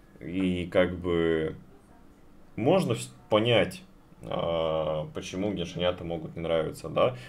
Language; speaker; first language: Russian; native; Russian